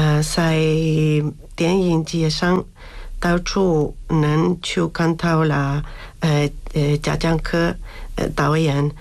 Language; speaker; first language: Chinese; non-native, learner; Spanish